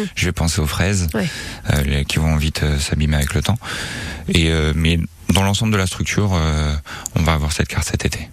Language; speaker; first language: French; native; French